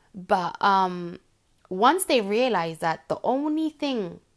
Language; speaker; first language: English; non-native, local second language; Shona